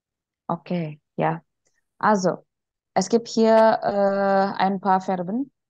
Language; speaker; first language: German; non-native, fluent; Indonesian